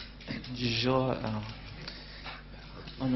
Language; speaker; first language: French; non-native, learner; English